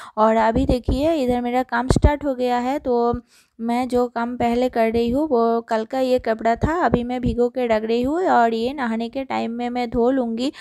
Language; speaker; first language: Hindi; non-native, local second language; Bangla